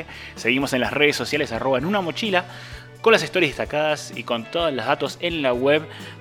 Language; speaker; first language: Spanish; native; Spanish